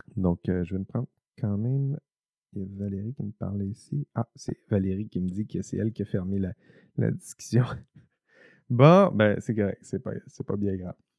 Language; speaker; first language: French; native; French